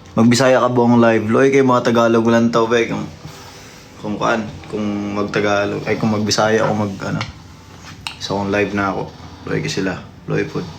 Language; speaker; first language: Filipino; non-native, local second language; Cebuano